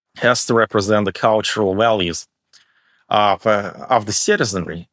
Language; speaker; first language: English; early bilingual, other home language; Russian